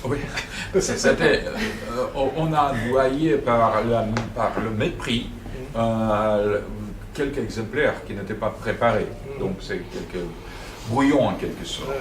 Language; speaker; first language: French; non-native, fluent; Russian